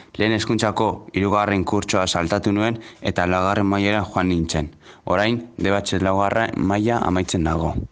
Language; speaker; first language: Basque; early bilingual, other home language; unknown